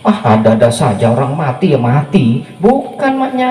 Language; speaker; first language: Indonesian; non-native, local second language; Madurese